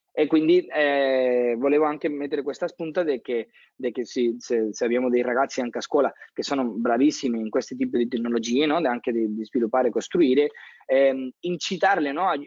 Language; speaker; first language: Italian; non-native, fluent; Spanish